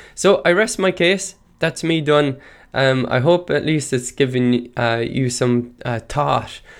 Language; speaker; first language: English; non-native, local second language; Irish